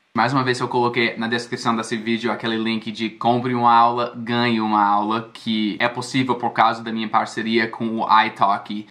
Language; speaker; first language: Portuguese; non-native, fluent; English